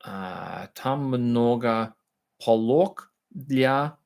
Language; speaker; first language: Russian; non-native, learner; English